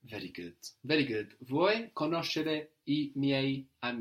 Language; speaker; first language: Italian; non-native, fluent; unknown